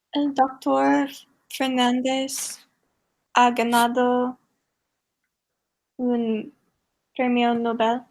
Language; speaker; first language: Spanish; non-native, learner; English